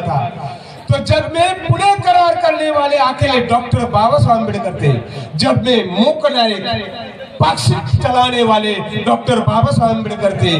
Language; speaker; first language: Hindi; native; Hindi